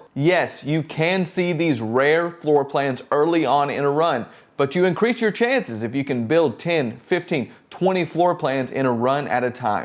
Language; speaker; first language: English; native; English